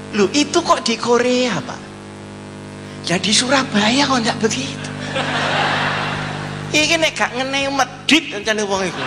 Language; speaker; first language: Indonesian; non-native, local second language; Javanese